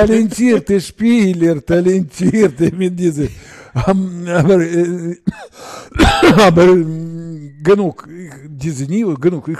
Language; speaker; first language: German; non-native, learner; Russian